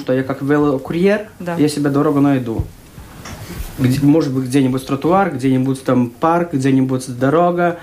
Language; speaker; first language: Russian; non-native, local second language; Latvian